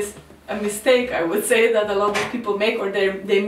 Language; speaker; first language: English; non-native, learner; Slovenian